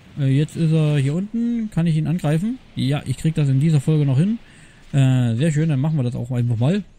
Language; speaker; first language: German; native; German